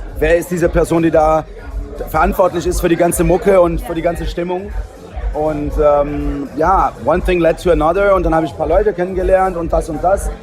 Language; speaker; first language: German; early bilingual, heritage; Portuguese